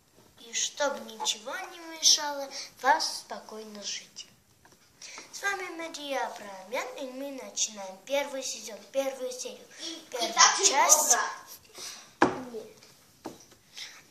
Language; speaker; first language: Russian; non-native, learner; Armenian